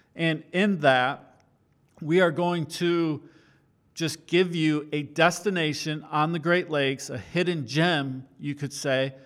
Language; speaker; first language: English; native; English